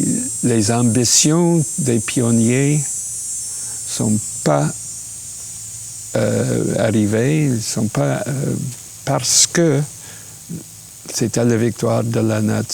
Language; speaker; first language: French; non-native, local second language; English